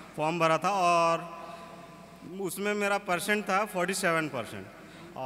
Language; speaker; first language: Hindi; native; Hindi